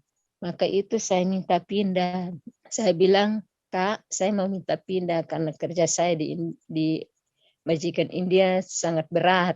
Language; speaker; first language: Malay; non-native, local second language; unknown